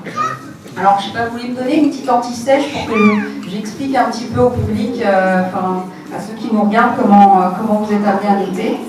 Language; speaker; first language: French; native; French